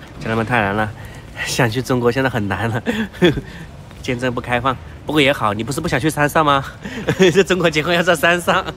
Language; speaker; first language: Chinese; native; Chinese